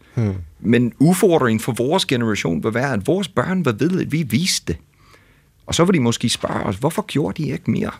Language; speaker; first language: Danish; non-native, fluent; English